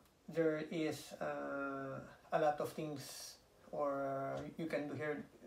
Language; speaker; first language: English; non-native, local second language; Filipino